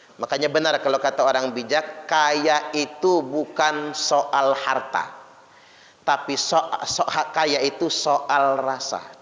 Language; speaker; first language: Indonesian; non-native, local second language; Malay